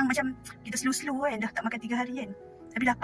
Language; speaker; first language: Malay; native; Malay